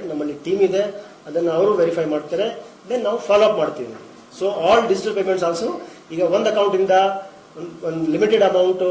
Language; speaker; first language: Kannada; non-native, fluent; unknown